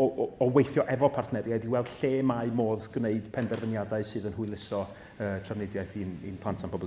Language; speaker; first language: Welsh; native; Welsh